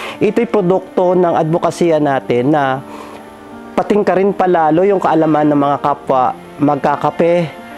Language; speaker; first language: Filipino; non-native, local second language; Hiligaynon